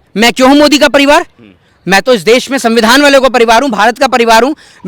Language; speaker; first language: Hindi; native; Hindi